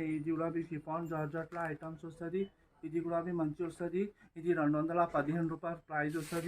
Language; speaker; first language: Telugu; non-native, local second language; Hindi